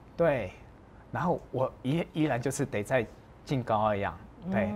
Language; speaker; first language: Chinese; native; Chinese